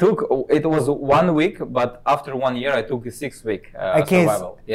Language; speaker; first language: English; non-native, fluent; Kazakh